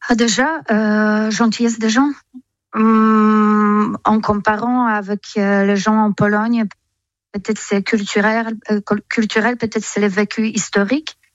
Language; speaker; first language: French; non-native, fluent; Polish